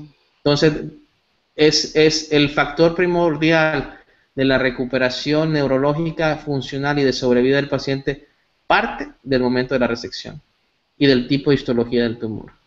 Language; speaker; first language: Spanish; native; Spanish